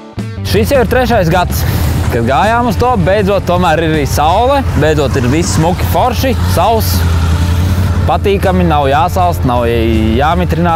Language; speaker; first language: Latvian; native; Latvian